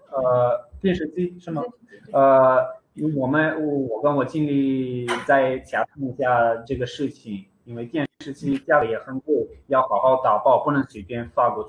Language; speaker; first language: Chinese; non-native, fluent; Romanian